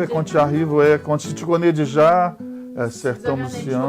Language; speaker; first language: French; non-native, fluent; Portuguese